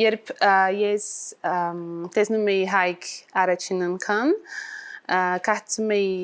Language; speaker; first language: Armenian; non-native, learner; Portuguese